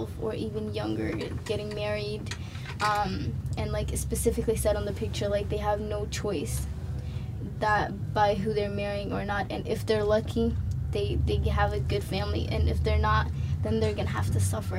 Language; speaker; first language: English; non-native, local second language; Somali